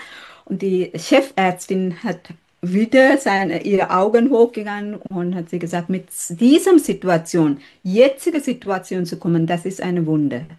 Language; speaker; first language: German; non-native, fluent; Sinhala